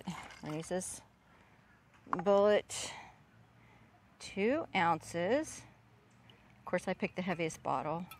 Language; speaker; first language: English; native; English